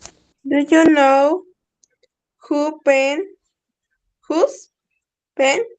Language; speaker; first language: English; non-native, learner; Spanish